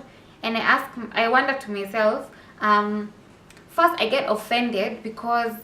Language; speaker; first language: English; non-native, local second language; Swahili